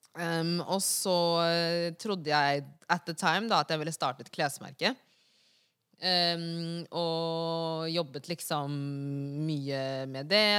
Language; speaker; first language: Norwegian; early bilingual, other home language; Wolof